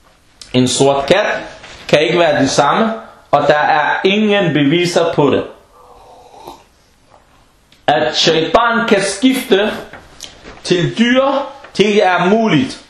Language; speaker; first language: Danish; non-native, fluent; Arabic